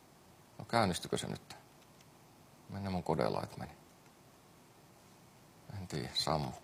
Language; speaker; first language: Finnish; native; Finnish